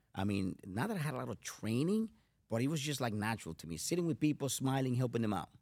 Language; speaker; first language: English; non-native, fluent; Spanish